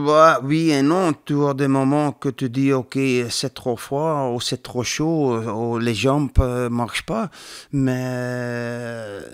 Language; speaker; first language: French; non-native, learner; Dutch